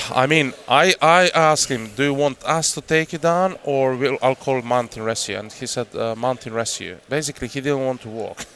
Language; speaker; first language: English; non-native, fluent; Croatian